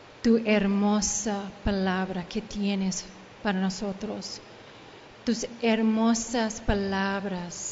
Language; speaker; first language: Spanish; early bilingual, heritage; Spanish